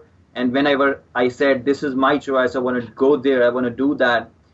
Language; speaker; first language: English; non-native, local second language; Punjabi